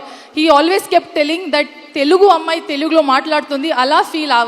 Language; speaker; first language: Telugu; non-native, learner; Kannada